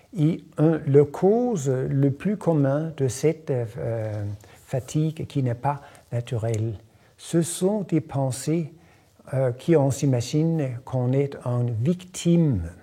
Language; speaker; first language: French; non-native, fluent; Danish